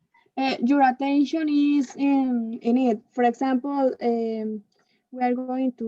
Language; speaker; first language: English; non-native, learner; Spanish